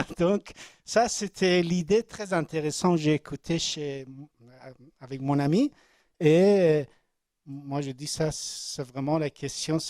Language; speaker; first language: French; non-native, learner; Persian